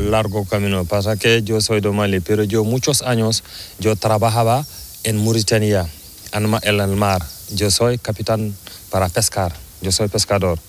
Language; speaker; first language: Spanish; non-native, learner; Fula